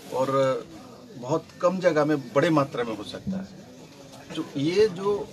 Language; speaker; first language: Hindi; non-native, local second language; Bangla